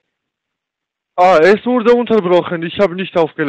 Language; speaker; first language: German; non-native, learner; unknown